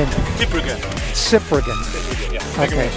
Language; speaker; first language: English; native; English